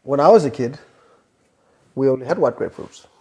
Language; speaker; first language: English; non-native, fluent; Danish